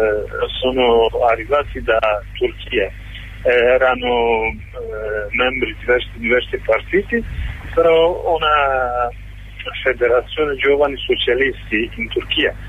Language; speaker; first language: Italian; non-native, learner; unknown